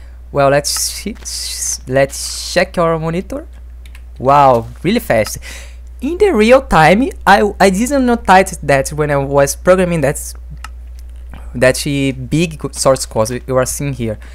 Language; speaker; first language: English; non-native, fluent; Portuguese